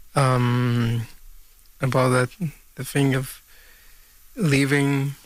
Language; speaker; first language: English; non-native, fluent; Portuguese